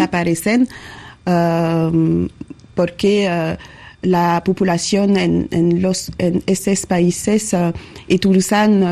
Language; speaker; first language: Spanish; non-native, learner; French